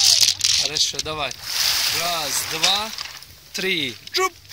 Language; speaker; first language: Russian; non-native, learner; Turkish